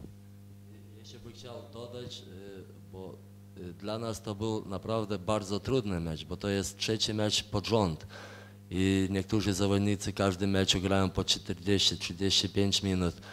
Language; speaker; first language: Polish; non-native, fluent; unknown